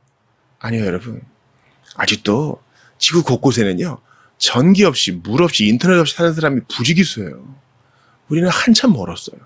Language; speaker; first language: Korean; native; Korean